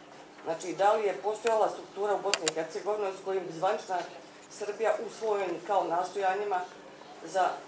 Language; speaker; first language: Bosnian; native; Bosnian